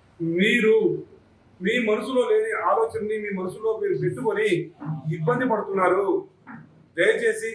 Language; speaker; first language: Telugu; non-native, local second language; Lambadi